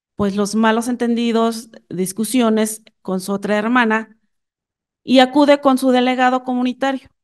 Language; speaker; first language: Spanish; non-native, local second language; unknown